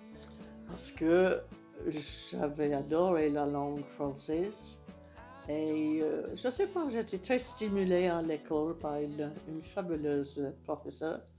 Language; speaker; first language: French; non-native, fluent; English